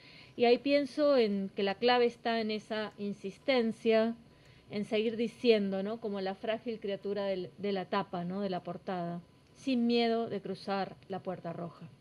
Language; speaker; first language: Spanish; native; Spanish